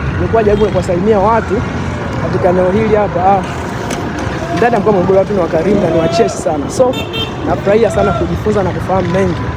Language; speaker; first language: Swahili; native; Swahili